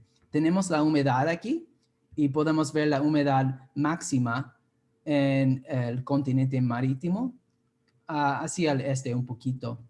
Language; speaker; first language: Spanish; non-native, fluent; English